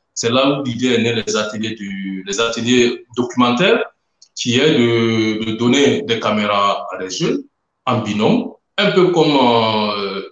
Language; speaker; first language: French; non-native, local second language; Mossi